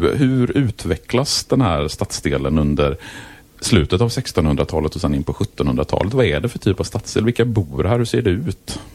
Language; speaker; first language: Swedish; native; Swedish